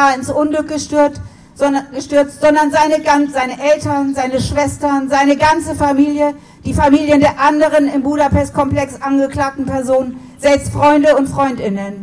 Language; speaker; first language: German; native; German